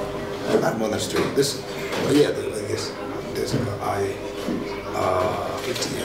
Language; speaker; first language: English; non-native, learner; Tibetan